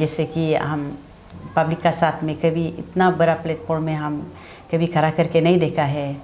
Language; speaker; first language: Hindi; non-native, local second language; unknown